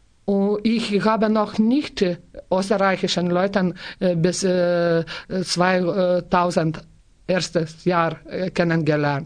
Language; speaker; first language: German; non-native, learner; Lithuanian